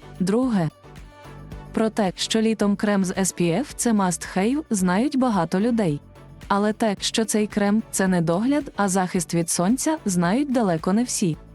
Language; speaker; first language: Ukrainian; native; Ukrainian